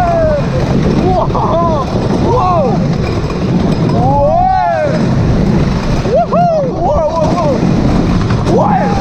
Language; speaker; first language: French; native; French